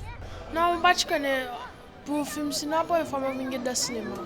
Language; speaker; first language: French; non-native, local second language; Morisyen